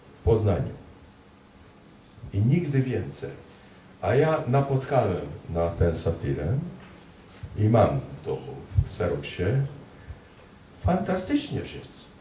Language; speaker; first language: Polish; non-native, fluent; Hungarian